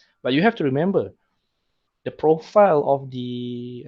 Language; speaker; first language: English; non-native, local second language; Malay